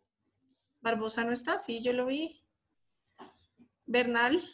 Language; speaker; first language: Spanish; native; Spanish